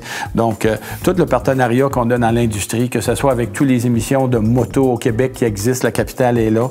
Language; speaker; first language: French; native; French